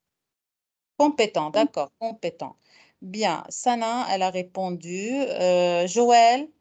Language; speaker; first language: French; non-native, fluent; Arabic